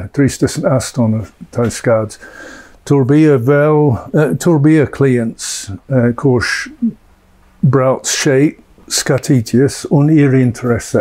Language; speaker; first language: Latvian; non-native, learner; English